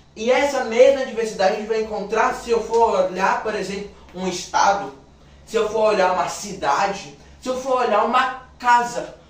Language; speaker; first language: Portuguese; native; Portuguese